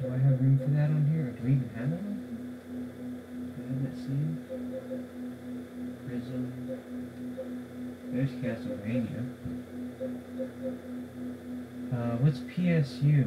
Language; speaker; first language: English; native; English